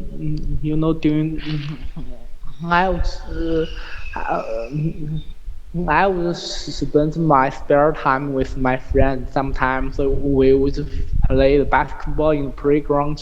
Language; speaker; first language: English; non-native, learner; Chinese